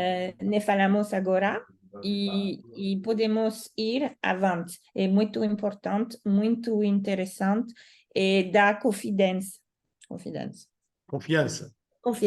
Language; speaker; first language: Portuguese; non-native, learner; Italian